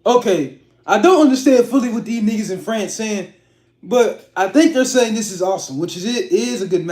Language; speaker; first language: English; native; English